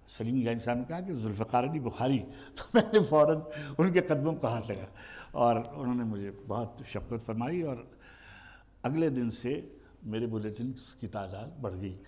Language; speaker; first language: Urdu; native; Urdu